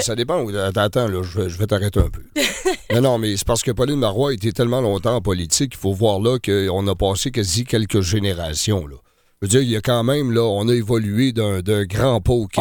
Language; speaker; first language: French; native; French